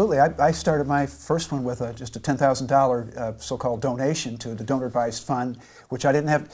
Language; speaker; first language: English; native; English